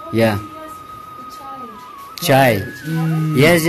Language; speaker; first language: English; non-native, local second language; Ladakhi